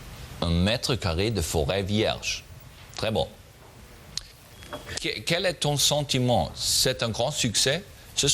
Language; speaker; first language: French; non-native, learner; German